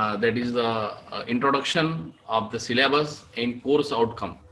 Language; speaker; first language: English; non-native, local second language; Marathi